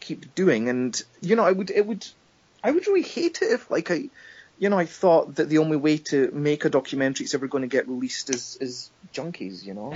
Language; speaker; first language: English; native; English